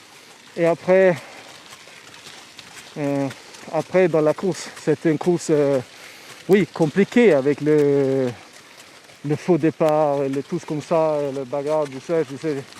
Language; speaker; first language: French; non-native, fluent; Swedish